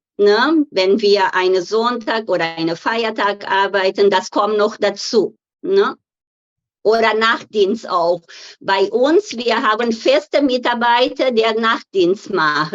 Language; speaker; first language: German; non-native, fluent; Portuguese